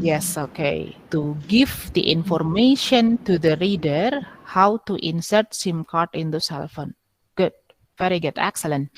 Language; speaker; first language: English; non-native, fluent; Indonesian